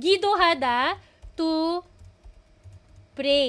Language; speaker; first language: Korean; non-native, fluent; Filipino